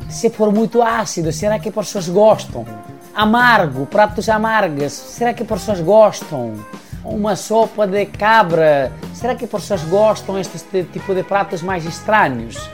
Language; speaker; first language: Portuguese; non-native, fluent; Nepali